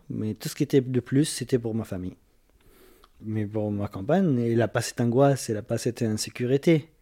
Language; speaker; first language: French; non-native, fluent; Arabic